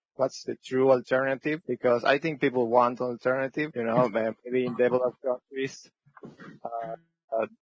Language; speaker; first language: English; non-native, fluent; French